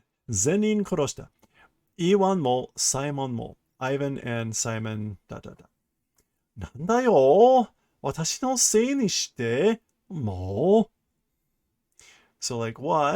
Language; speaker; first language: Japanese; non-native, learner; English